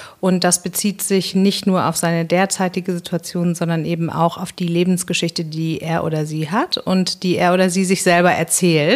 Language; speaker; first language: German; native; German